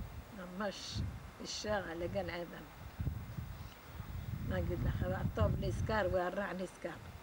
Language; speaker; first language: Hebrew; non-native, fluent; Arabic